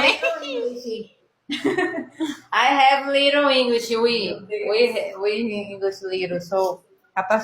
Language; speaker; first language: English; non-native, learner; Portuguese